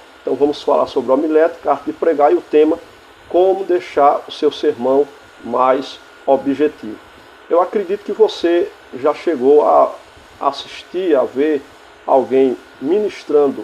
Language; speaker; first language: Portuguese; native; Portuguese